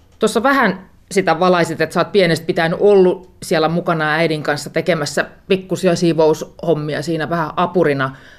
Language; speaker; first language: Finnish; native; Finnish